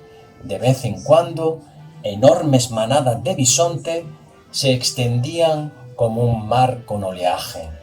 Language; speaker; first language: Spanish; native; Spanish